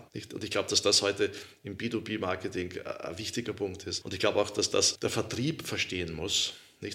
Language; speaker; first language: German; native; German